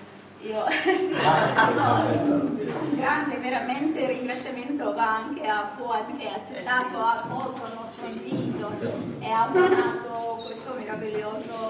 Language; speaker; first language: Italian; non-native, fluent; Kurdish